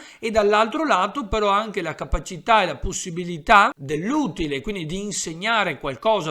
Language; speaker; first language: Italian; native; Italian